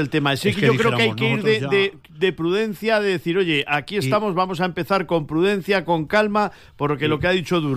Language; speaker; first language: Spanish; native; Spanish